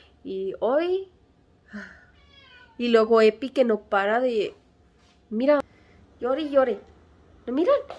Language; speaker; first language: Spanish; early bilingual, heritage; Spanish